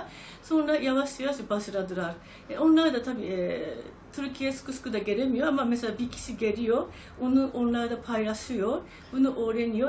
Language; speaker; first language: Turkish; non-native, fluent; Japanese